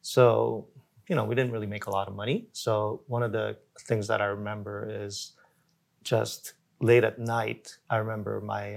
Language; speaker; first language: English; early bilingual, other home language; Korean